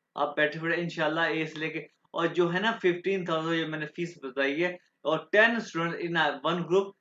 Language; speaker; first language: Urdu; non-native, local second language; Punjabi